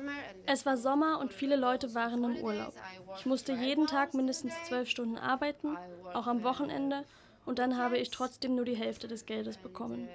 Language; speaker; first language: German; native; German